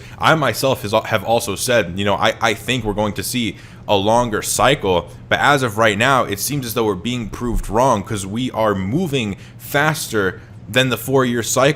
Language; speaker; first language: English; native; English